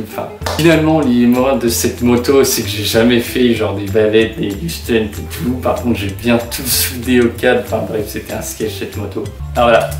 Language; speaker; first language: French; native; French